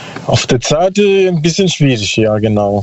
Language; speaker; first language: German; non-native, learner; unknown